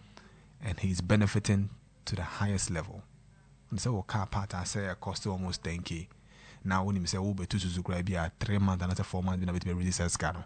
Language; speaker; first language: English; non-native, local second language; Akan